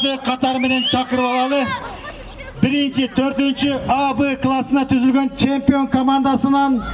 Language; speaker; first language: Kyrgyz; native; Kyrgyz